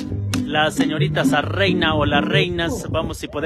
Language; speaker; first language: Spanish; native; Spanish